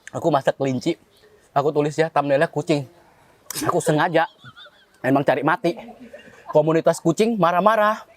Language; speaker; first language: Indonesian; native; Indonesian